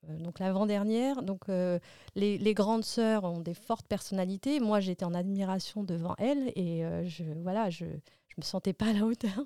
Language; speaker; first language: French; early bilingual, other home language; Arabic